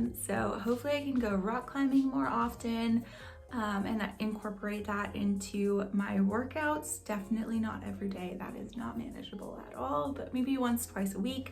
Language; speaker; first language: English; native; English